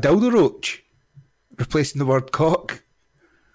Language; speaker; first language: English; native; English